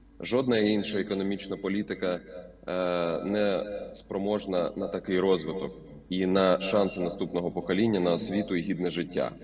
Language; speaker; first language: Ukrainian; native; Ukrainian